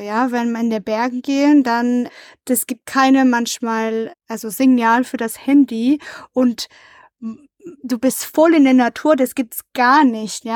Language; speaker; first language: German; non-native, learner; French